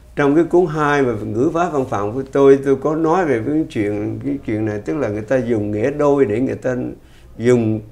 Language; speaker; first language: Vietnamese; native; Vietnamese